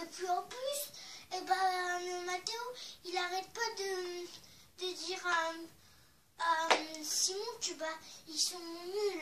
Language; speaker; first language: French; native; French